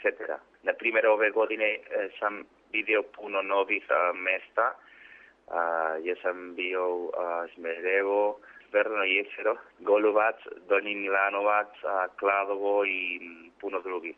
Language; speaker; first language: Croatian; early bilingual, heritage; Spanish